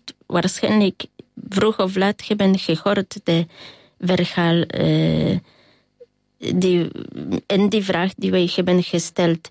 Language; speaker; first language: Dutch; non-native, fluent; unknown